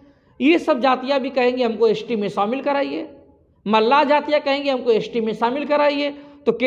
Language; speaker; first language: Hindi; native; Hindi